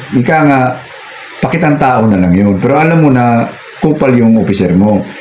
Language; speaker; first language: Filipino; native; Filipino